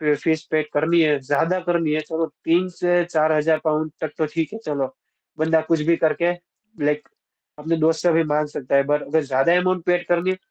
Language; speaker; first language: Hindi; non-native, local second language; Gujarati